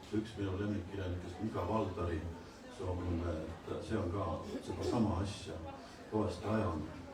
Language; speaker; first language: Estonian; native; Estonian